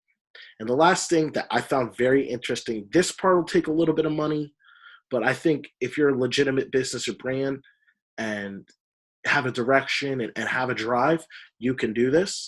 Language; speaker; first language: English; native; English